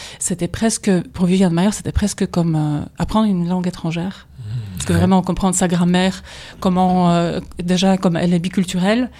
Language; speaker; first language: French; non-native, fluent; Polish